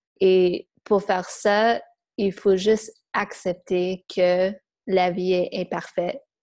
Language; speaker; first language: French; non-native, fluent; English